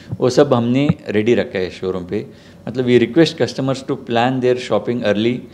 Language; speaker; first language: Hindi; non-native, local second language; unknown